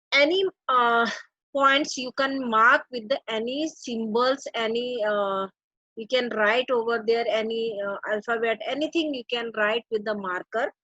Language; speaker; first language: English; non-native, local second language; Hindi